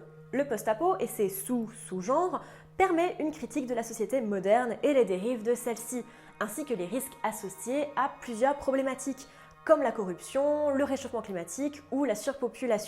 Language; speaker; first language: French; native; French